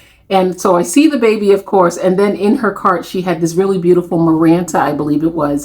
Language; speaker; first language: English; native; English